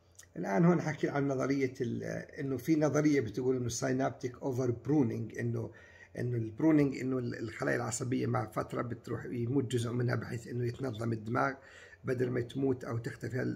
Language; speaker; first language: Arabic; native; Arabic